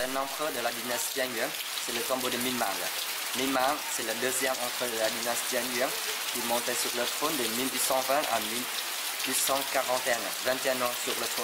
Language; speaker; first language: French; non-native, learner; Vietnamese